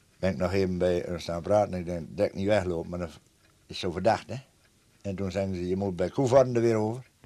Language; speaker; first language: Dutch; native; Dutch